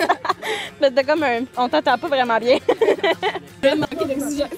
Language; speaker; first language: French; native; French